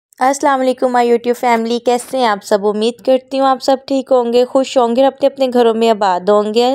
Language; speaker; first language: Urdu; non-native, local second language; Punjabi